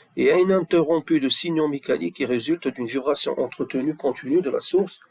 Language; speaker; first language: French; non-native, local second language; Arabic